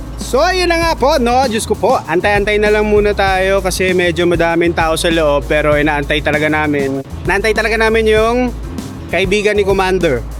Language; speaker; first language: Filipino; native; Filipino